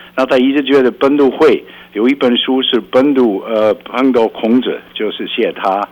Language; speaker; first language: Chinese; non-native, fluent; Dutch